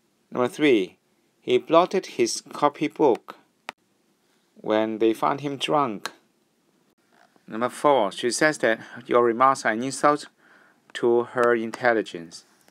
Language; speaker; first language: English; non-native, local second language; Cantonese